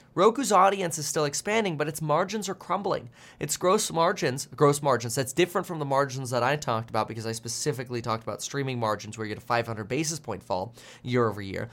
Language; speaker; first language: English; native; English